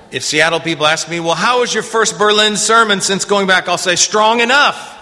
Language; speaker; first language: English; native; English